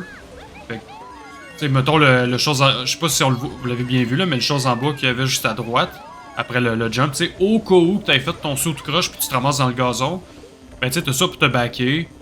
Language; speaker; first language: French; native; French